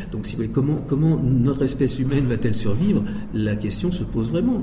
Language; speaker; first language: French; native; French